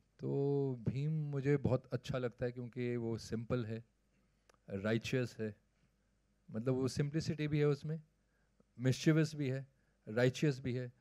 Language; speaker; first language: Hindi; native; Hindi